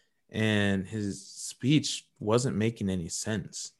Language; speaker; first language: English; native; English